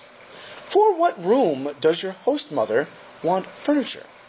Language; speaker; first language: English; native; English